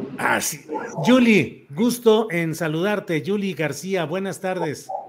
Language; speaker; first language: Spanish; native; Spanish